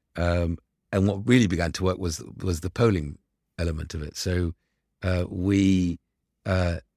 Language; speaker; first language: English; early bilingual, other home language; Arabic